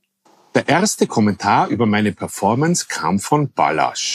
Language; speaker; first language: German; native; German